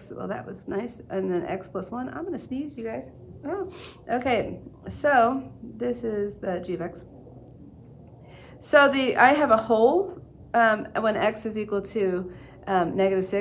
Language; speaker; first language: English; native; English